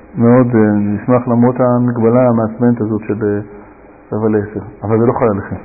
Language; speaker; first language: Hebrew; native; Hebrew